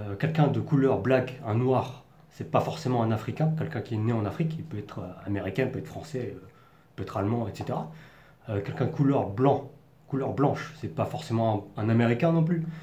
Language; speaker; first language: French; native; French